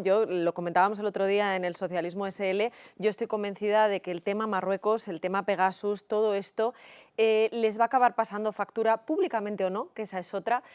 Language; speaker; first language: Spanish; native; Spanish